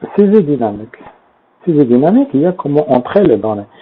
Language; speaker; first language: French; non-native, local second language; Arabic